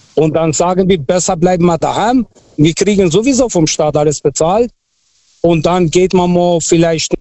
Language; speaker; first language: German; non-native, local second language; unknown